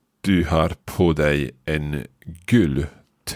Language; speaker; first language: Swedish; non-native, learner; English